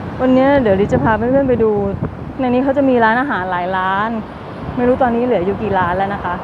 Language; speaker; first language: Thai; native; Thai